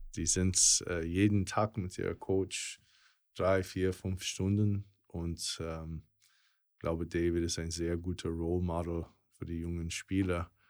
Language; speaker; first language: German; non-native, fluent; English